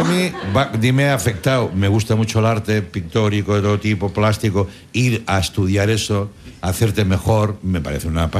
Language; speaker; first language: Spanish; native; Spanish